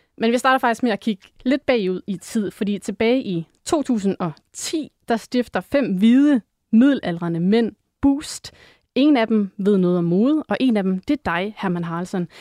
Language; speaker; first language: Danish; native; Danish